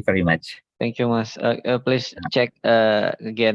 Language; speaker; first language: English; non-native, learner; Indonesian